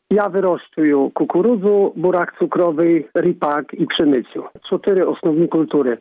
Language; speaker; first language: Ukrainian; early bilingual, heritage; Ukrainian